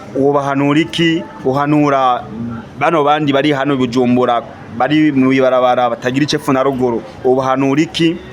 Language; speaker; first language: Rundi; native; Rundi